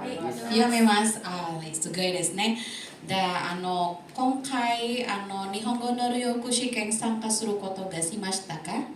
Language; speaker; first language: Japanese; non-native, fluent; Indonesian